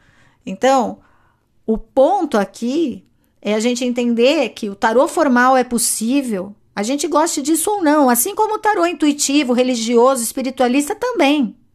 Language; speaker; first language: Portuguese; native; Portuguese